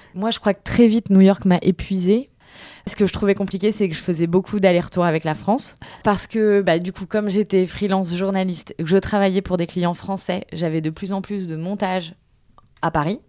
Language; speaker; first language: French; native; French